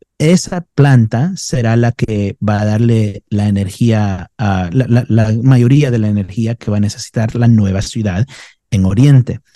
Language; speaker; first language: Spanish; native; Spanish